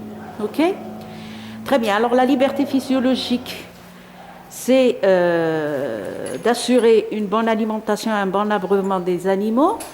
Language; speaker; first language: French; non-native, local second language; Arabic